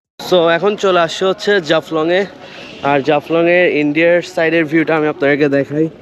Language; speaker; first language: Bangla; early bilingual, heritage; Bangla